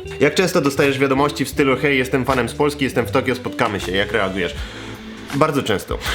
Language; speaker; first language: Polish; native; Polish